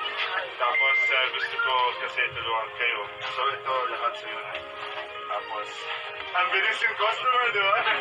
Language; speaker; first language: Filipino; non-native, learner; Arabic